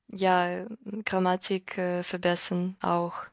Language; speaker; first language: German; non-native, learner; Ukrainian